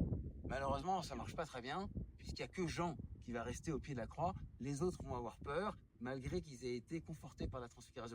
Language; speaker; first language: French; native; French